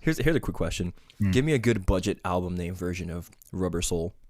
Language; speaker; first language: English; native; English